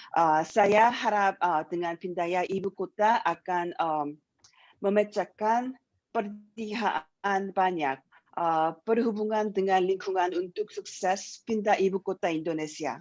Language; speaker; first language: Indonesian; non-native, learner; Korean